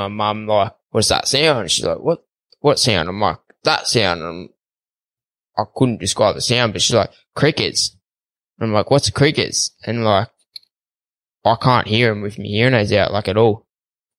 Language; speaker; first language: English; native; English